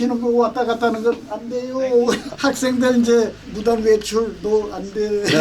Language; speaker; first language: Korean; native; Korean